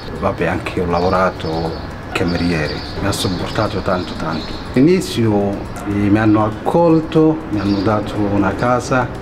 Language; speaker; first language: Italian; non-native, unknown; Somali